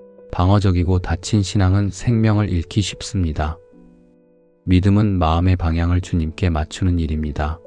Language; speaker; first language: Korean; native; Korean